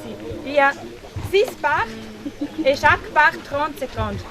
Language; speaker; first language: French; non-native, learner; German